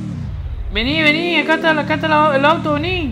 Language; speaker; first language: Spanish; native; Spanish